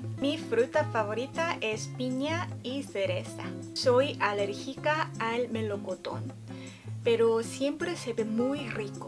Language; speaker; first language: Spanish; non-native, fluent; Korean